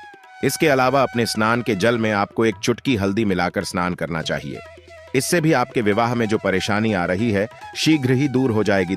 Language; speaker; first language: Hindi; native; Hindi